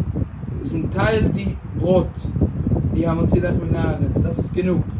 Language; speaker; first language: German; non-native, fluent; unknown